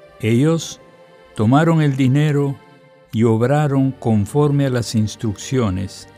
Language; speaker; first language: Spanish; native; Spanish